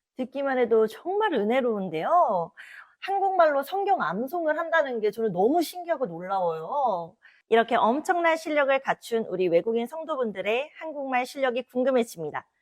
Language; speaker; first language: Korean; native; Korean